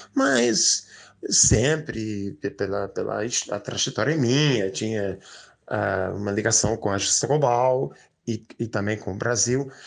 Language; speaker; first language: Portuguese; non-native, fluent; English